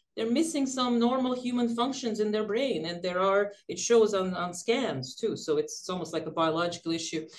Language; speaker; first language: English; early bilingual, other home language; Ukrainian